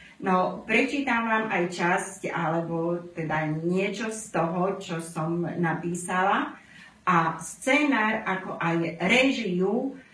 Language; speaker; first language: Slovak; non-native, local second language; Romany